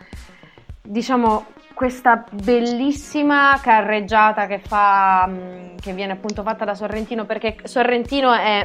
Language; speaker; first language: Italian; native; Italian